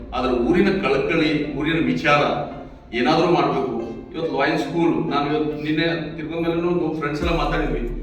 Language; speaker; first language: Kannada; native; Kannada